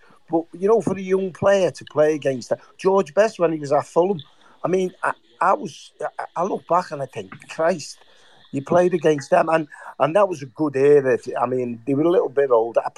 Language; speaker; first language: English; native; English